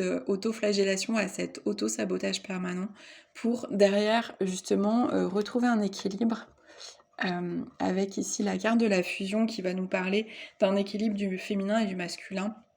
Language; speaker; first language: French; native; French